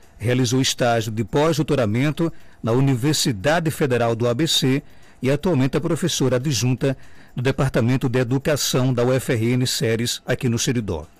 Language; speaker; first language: Portuguese; native; Portuguese